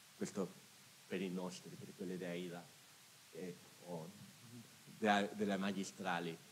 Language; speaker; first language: Italian; non-native, fluent; Spanish